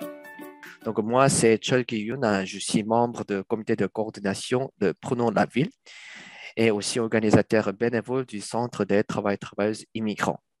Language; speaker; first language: French; non-native, fluent; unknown